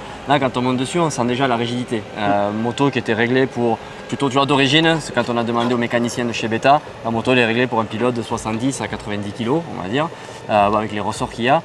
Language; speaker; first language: French; native; French